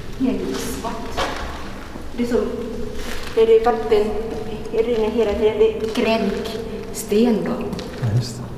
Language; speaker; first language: Swedish; non-native, learner; Thai